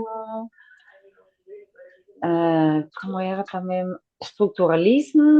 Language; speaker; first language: Portuguese; non-native, fluent; Spanish